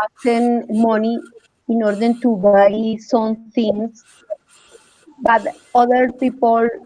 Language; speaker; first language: English; non-native, learner; Spanish